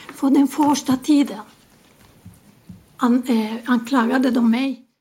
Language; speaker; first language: Swedish; non-native, fluent; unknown